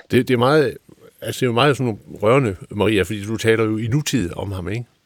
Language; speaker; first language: Danish; native; Danish